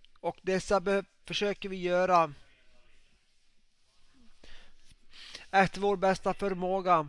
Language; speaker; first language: Swedish; non-native, local second language; Finnish